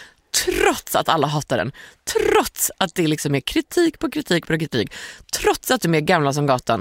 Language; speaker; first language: Swedish; native; Swedish